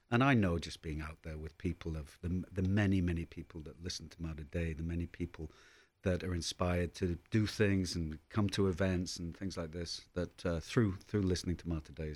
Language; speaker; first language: English; native; English